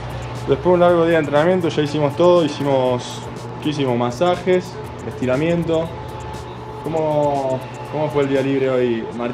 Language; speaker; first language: Spanish; native; Spanish